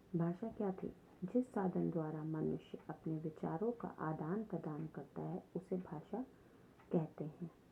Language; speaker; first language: Hindi; native; Hindi